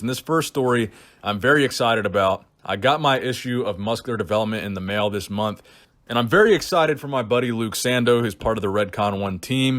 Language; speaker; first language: English; native; English